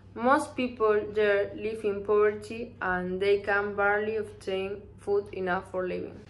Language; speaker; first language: English; non-native, learner; Spanish